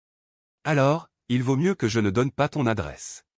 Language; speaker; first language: French; native; French